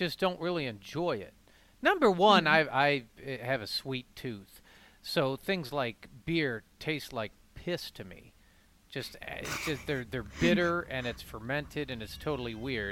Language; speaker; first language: English; native; English